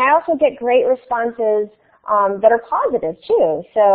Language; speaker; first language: English; native; English